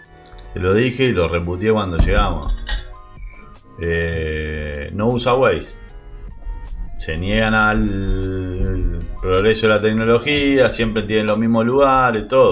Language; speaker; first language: Spanish; native; Spanish